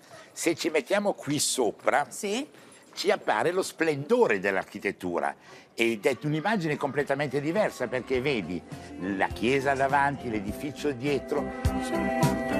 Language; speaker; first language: Italian; native; Italian